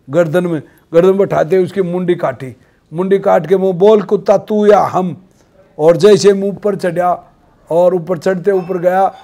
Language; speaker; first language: Hindi; native; Hindi